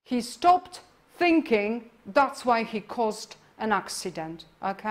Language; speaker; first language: English; non-native, fluent; Polish